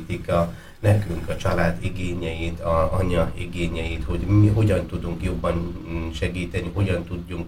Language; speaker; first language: Hungarian; non-native, fluent; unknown